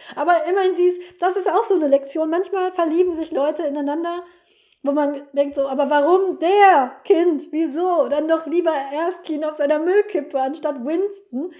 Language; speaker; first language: German; native; German